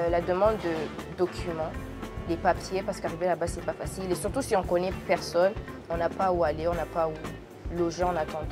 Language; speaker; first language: French; non-native, local second language; Rundi